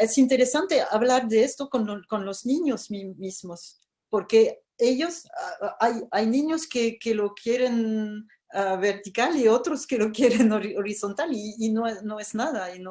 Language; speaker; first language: Spanish; non-native, fluent; French